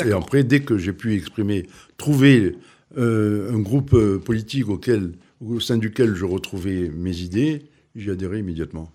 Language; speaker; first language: French; native; French